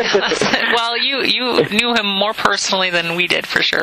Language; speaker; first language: English; native; English